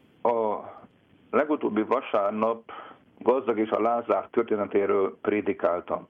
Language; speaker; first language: Hungarian; native; Hungarian